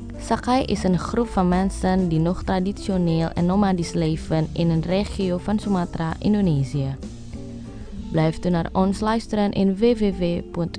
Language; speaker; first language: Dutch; non-native, learner; Indonesian